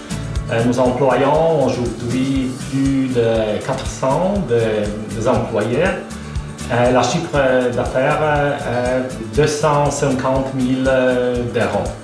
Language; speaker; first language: French; non-native, fluent; Polish